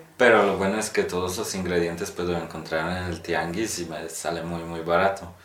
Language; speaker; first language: Spanish; non-native, fluent; Polish